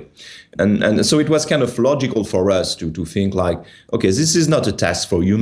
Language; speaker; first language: English; non-native, fluent; French